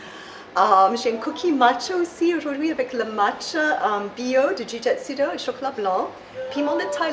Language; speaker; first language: French; non-native, fluent; English